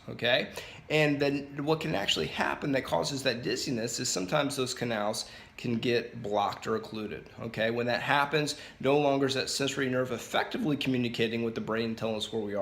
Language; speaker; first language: English; native; English